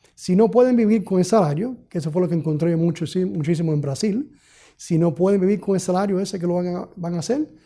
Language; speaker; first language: Spanish; early bilingual, heritage; Spanish